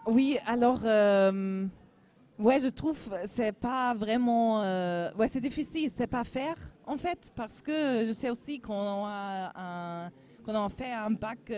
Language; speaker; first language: French; non-native, learner; German